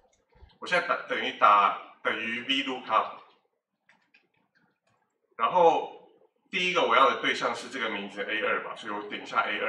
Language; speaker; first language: Chinese; native; Chinese